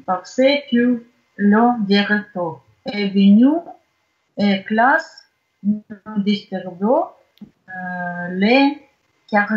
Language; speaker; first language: French; non-native, learner; Russian